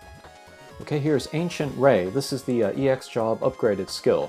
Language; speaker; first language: English; native; English